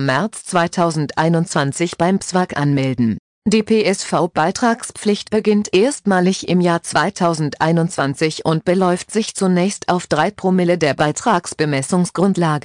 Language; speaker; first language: German; native; German